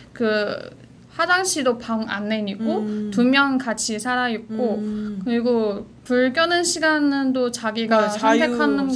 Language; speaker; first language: Korean; non-native, fluent; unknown